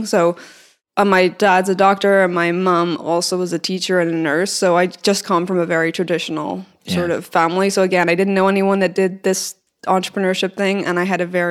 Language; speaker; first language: English; native; English